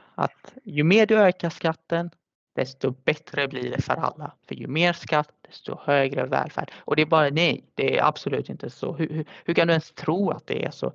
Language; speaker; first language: Swedish; early bilingual, other home language; Arabic